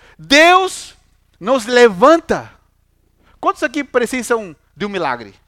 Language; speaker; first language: Portuguese; non-native, fluent; Spanish